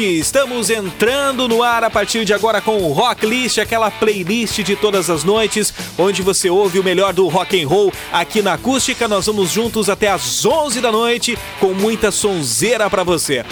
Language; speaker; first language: Portuguese; native; Portuguese